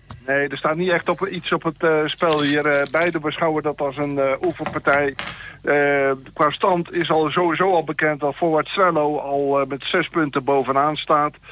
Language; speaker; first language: Dutch; native; Dutch